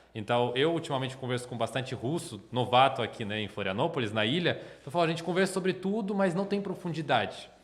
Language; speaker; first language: Portuguese; non-native, fluent; Russian